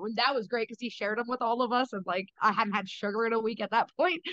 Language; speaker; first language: English; native; English